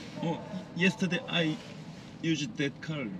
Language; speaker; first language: English; non-native, learner; Korean